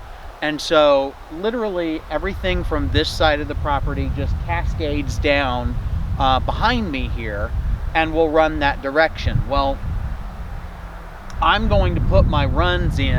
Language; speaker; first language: English; native; English